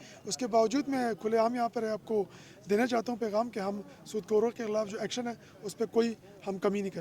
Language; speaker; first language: Urdu; non-native, local second language; Pashto